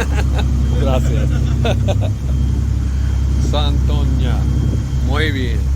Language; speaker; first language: Spanish; non-native, learner; English